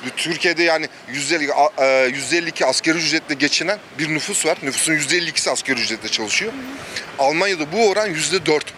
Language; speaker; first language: Turkish; native; Turkish